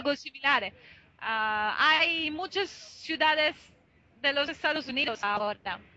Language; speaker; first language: Spanish; non-native, fluent; Italian